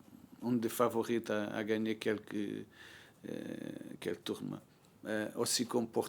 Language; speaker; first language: French; non-native, learner; Portuguese